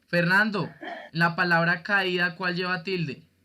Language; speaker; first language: Spanish; native; Spanish